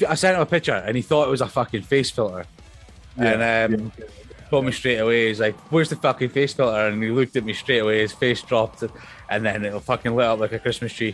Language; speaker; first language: English; native; English